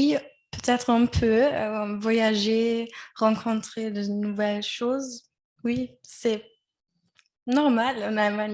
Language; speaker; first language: French; non-native, learner; German